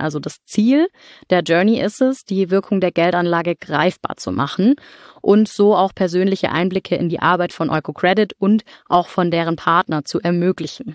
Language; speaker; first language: German; native; German